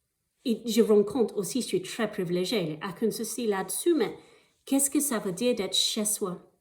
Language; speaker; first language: French; non-native, fluent; English